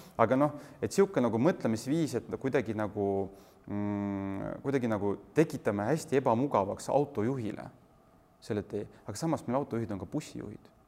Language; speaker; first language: Estonian; non-native, local second language; Russian